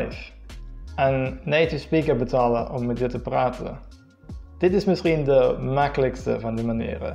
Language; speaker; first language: Dutch; non-native, fluent; English